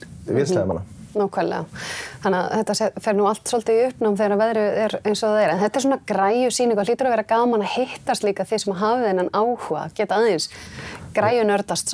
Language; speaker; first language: Icelandic; native; Icelandic